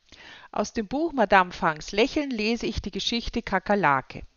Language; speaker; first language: German; native; German